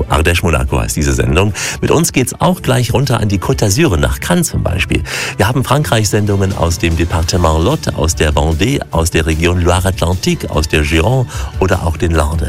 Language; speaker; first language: German; native; German